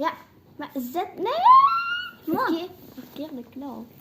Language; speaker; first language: Dutch; early bilingual, other home language; Filipino